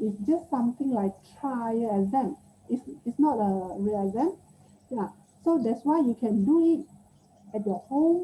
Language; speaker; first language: English; non-native, local second language; Chinese